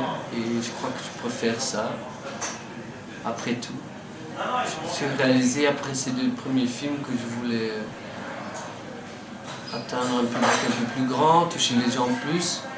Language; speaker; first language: French; non-native, fluent; Dutch